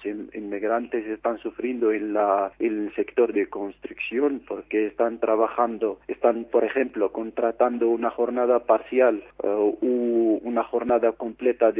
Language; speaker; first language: Spanish; non-native, fluent; Arabic